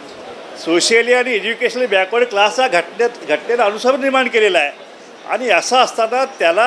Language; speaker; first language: Marathi; native; Marathi